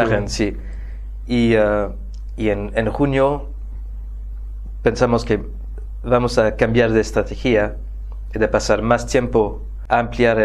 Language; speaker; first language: Spanish; non-native, fluent; French